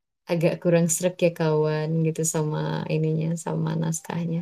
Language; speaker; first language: Indonesian; native; Indonesian